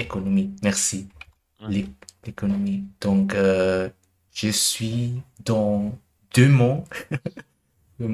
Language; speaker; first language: French; non-native, learner; German